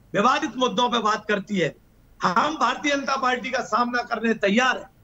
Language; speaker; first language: Hindi; native; Hindi